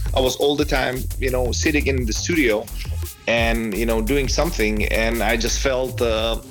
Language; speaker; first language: English; non-native, fluent; Czech